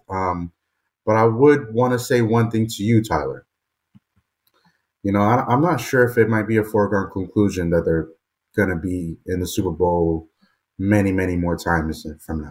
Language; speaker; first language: English; native; English